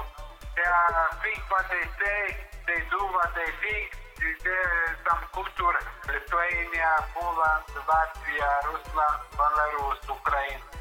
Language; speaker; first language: English; non-native, learner; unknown